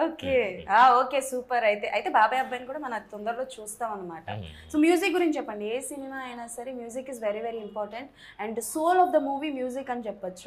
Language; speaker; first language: Telugu; native; Telugu